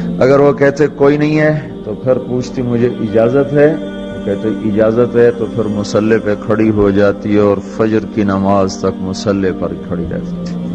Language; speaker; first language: Urdu; non-native, local second language; Punjabi